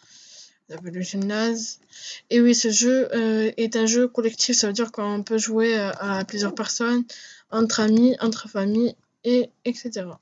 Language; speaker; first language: French; native; French